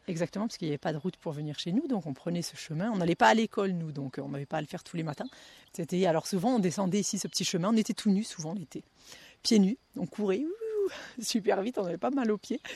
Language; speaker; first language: French; native; French